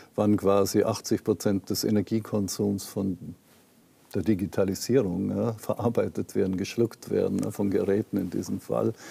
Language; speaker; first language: German; native; German